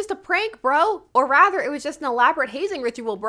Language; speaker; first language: English; native; English